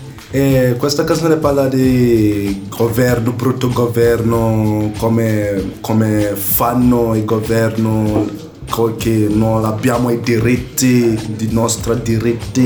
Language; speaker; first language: Italian; non-native, learner; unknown